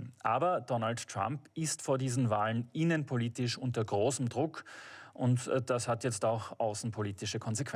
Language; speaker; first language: German; native; German